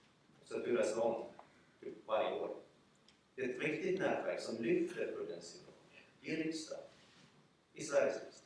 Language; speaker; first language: Swedish; early bilingual, other home language; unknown